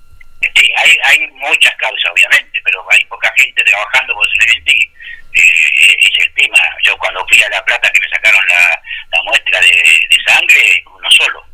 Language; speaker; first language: Spanish; native; Spanish